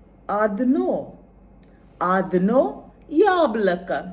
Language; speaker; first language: Russian; non-native, fluent; Bangla